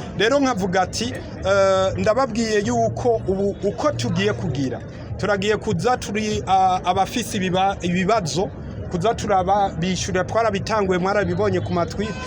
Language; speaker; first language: Rundi; early bilingual, heritage; Rundi